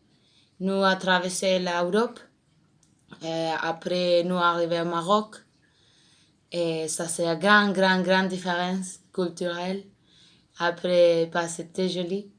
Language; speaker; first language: French; non-native, learner; Spanish